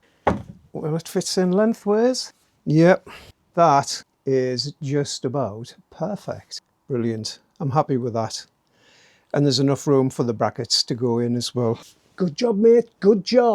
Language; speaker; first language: English; native; English